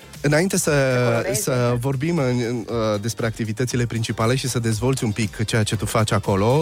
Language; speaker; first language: Romanian; native; Romanian